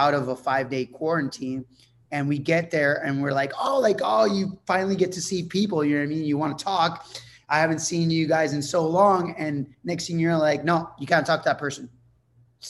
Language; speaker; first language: English; non-native, fluent; Spanish